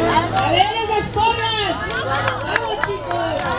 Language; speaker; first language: Spanish; native; Spanish